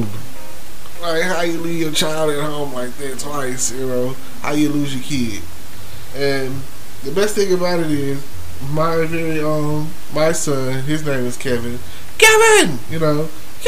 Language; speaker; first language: English; native; English